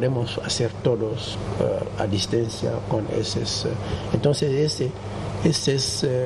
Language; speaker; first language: Spanish; non-native, fluent; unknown